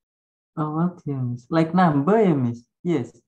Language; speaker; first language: English; non-native, learner; Indonesian